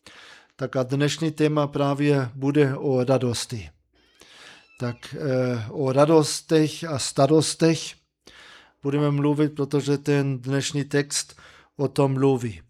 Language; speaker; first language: Czech; non-native, fluent; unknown